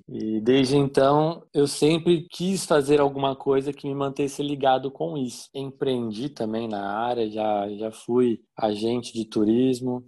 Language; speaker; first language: Portuguese; native; Portuguese